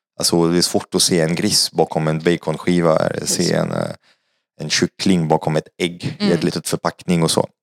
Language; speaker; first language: Swedish; non-native, fluent; French